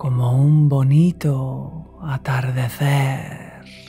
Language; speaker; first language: Spanish; native; Spanish